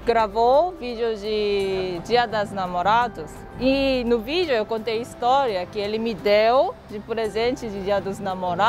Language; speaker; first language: Portuguese; non-native, fluent; Korean